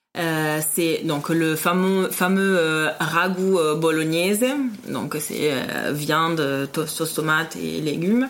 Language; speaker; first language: French; non-native, fluent; Italian